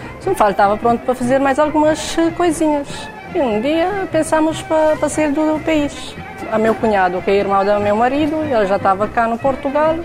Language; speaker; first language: Portuguese; non-native, learner; Romanian